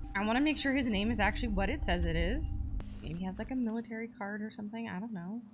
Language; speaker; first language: English; native; English